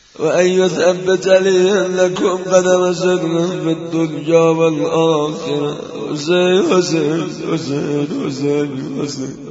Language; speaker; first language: Arabic; non-native, fluent; Persian